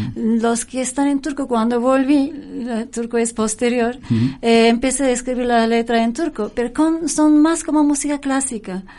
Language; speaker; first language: Spanish; non-native, fluent; Turkish